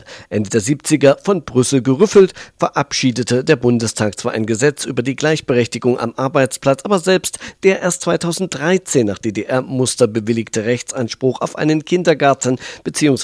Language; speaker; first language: German; native; German